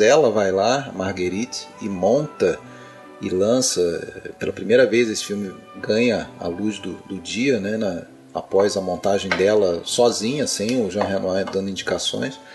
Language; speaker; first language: Portuguese; native; Portuguese